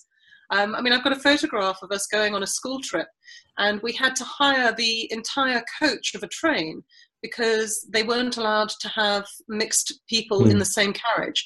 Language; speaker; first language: English; native; English